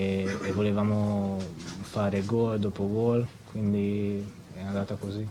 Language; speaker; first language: Italian; non-native, fluent; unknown